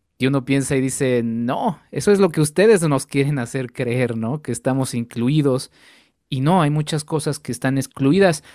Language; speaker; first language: Spanish; native; Spanish